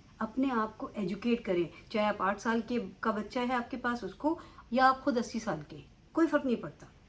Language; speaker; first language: Urdu; native; Urdu